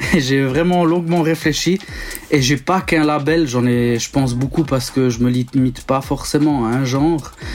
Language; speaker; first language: French; non-native, local second language; Italian